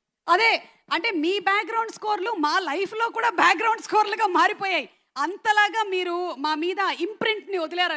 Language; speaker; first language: Telugu; native; Telugu